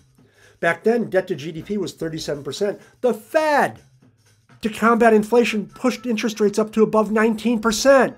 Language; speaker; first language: English; native; English